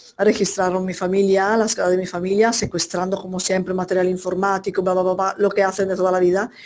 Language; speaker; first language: Spanish; non-native, fluent; Italian